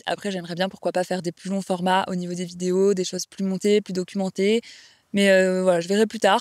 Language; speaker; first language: French; native; French